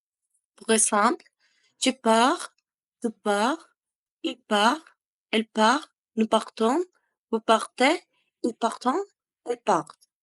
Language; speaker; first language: French; non-native, learner; Spanish